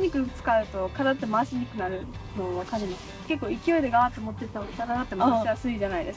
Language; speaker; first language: Japanese; native; Japanese